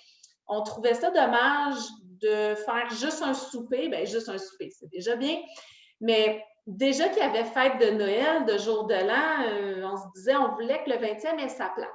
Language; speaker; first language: French; native; French